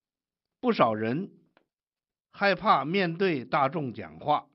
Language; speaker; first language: Chinese; native; Chinese